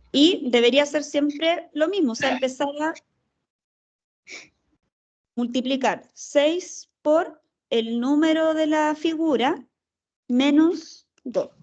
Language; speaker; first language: Spanish; native; Spanish